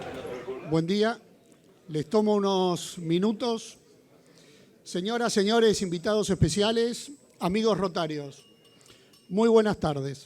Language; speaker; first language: Spanish; native; Spanish